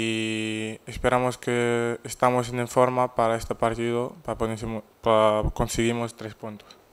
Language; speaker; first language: Spanish; non-native, fluent; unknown